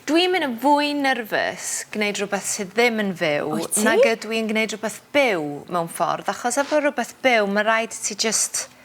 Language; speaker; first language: Welsh; native; Welsh